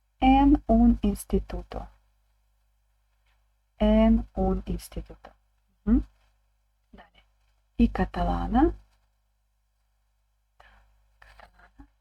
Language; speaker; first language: Spanish; non-native, fluent; Ukrainian